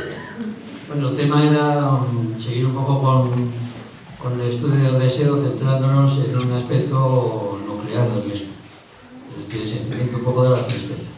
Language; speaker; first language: Spanish; native; Spanish